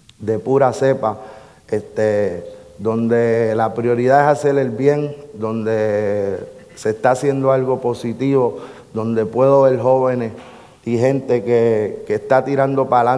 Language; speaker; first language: Spanish; native; Spanish